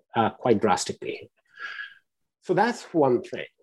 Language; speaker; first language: English; non-native, local second language; Urdu